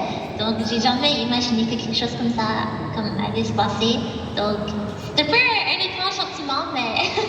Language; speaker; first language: French; non-native, fluent; English